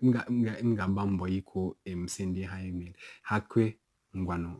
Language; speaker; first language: Igbo; non-native, local second language; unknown